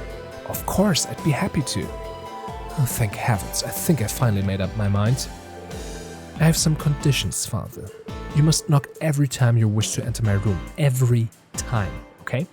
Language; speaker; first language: English; non-native, fluent; German